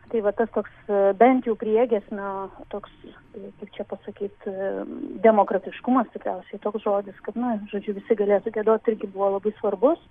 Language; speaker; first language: Lithuanian; native; Lithuanian